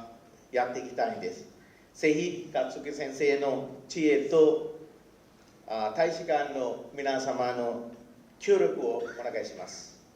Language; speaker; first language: Japanese; non-native, fluent; Sinhala